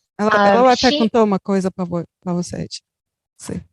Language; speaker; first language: Portuguese; non-native, learner; Turkish